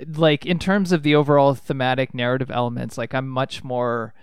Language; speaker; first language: English; native; English